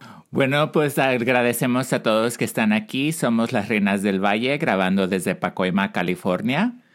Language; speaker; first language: Spanish; early bilingual, heritage; Spanish